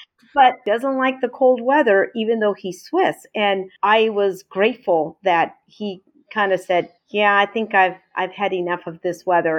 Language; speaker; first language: English; native; English